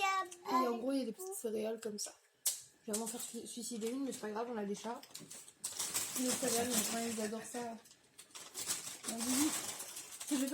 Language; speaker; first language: French; native; French